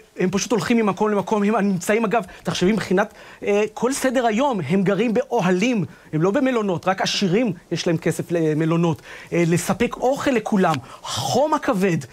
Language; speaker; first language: Hebrew; native; Hebrew